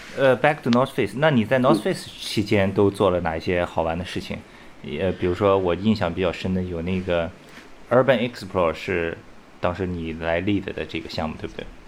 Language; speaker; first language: Chinese; native; Chinese